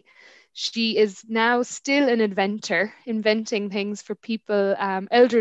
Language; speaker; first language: English; native; English